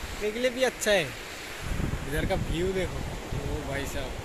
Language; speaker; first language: Hindi; non-native, local second language; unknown